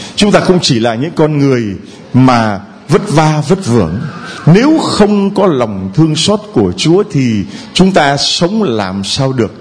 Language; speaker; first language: Vietnamese; native; Vietnamese